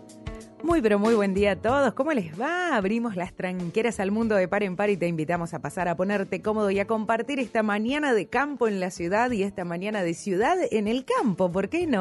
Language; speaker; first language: Spanish; native; Spanish